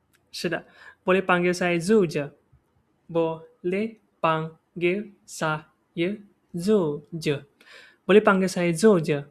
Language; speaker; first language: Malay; non-native, local second language; Chinese